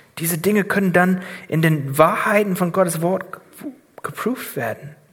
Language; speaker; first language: German; non-native, fluent; English